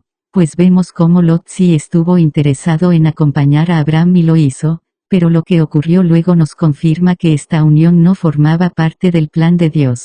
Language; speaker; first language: Spanish; native; Spanish